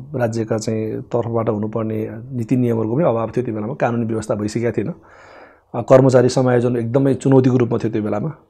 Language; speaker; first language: Nepali; non-native, local second language; Gurung